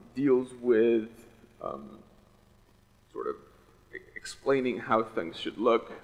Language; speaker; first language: English; non-native, fluent; Russian